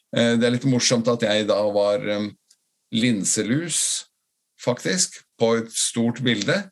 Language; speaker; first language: Norwegian; non-native, fluent; Latvian